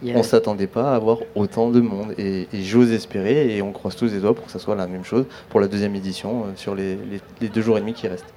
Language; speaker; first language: French; native; French